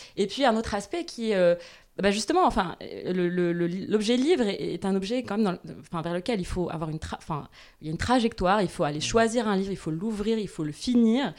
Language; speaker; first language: French; non-native, local second language; Arabic